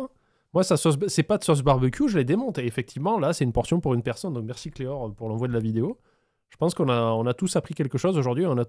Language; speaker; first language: French; native; French